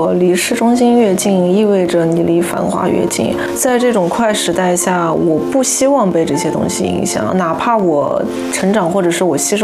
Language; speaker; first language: Chinese; native; Chinese